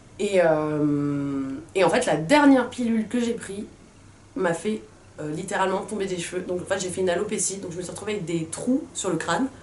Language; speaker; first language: French; native; French